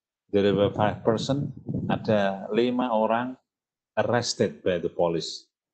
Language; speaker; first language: English; non-native, fluent; Indonesian